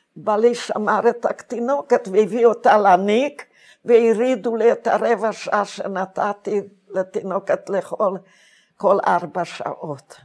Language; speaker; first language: Hebrew; non-native, fluent; Hungarian